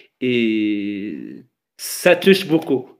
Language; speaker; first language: French; non-native, fluent; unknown